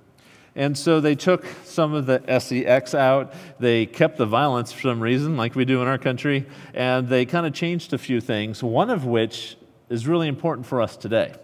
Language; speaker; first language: English; native; English